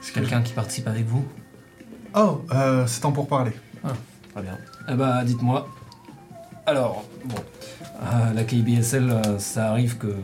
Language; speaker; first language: French; native; French